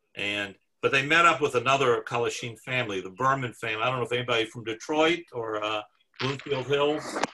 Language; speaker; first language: English; native; English